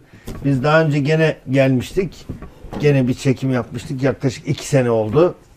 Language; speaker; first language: Turkish; native; Turkish